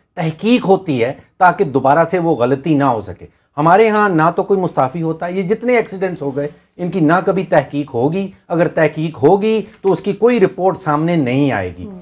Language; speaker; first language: Urdu; native; Urdu